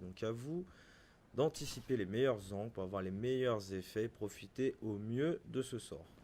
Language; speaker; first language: French; native; French